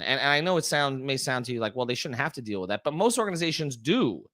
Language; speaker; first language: English; native; English